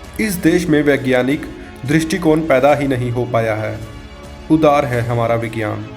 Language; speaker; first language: Hindi; native; Hindi